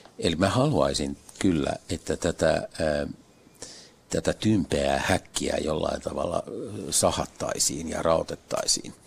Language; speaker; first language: Finnish; native; Finnish